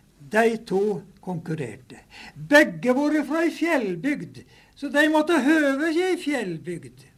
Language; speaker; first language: Norwegian; native; Norwegian